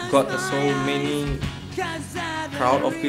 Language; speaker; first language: English; non-native, learner; Indonesian